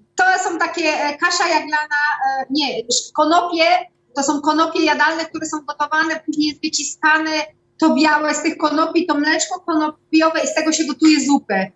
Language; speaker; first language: Polish; native; Polish